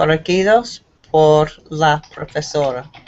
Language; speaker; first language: Spanish; non-native, learner; English